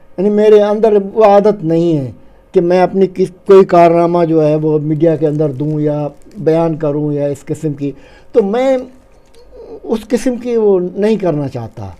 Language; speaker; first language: Urdu; non-native, local second language; Baluchi